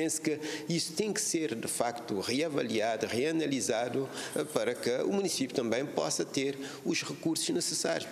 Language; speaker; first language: Portuguese; non-native, local second language; Kabuverdianu